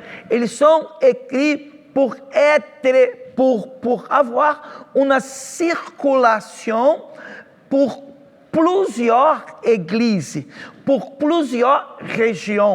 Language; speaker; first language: French; non-native, fluent; Portuguese